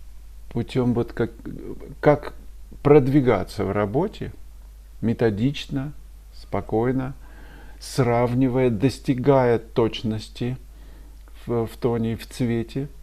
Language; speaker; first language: Russian; native; Russian